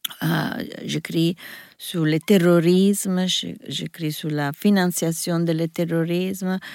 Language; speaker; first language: French; non-native, learner; Italian